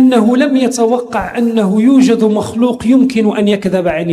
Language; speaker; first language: Arabic; native; Arabic